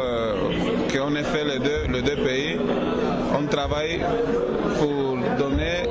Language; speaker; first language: French; non-native, learner; Spanish